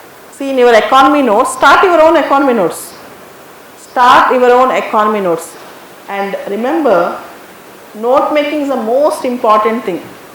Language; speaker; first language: English; non-native, local second language; Telugu